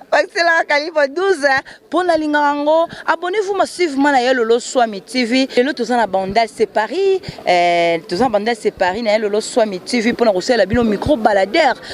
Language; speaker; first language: Lingala; native; Lingala